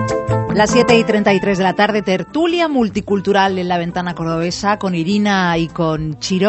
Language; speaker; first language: Spanish; native; Spanish